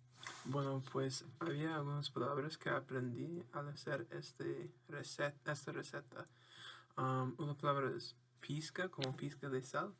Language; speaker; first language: Spanish; non-native, learner; English